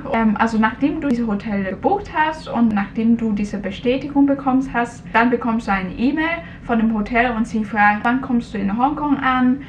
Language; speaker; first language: German; non-native, fluent; Cantonese